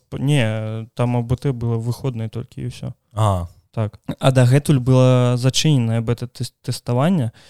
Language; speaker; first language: Belarusian; non-native, local second language; Russian